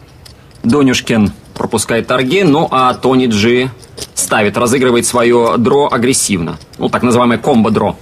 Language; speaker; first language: Russian; native; Russian